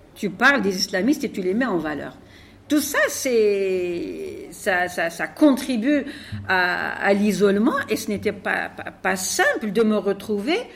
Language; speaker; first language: French; non-native, local second language; Arabic